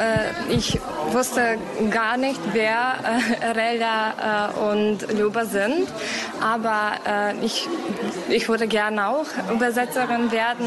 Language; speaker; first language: German; non-native, fluent; Serbian